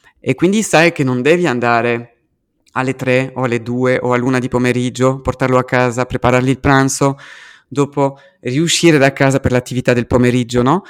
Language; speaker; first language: Italian; early bilingual, heritage; French